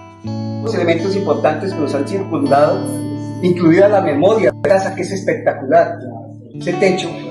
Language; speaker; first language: Spanish; native; Spanish